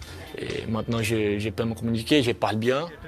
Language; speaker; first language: French; non-native, learner; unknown